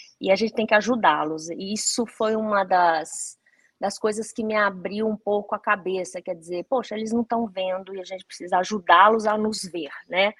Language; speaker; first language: Portuguese; early bilingual, other home language; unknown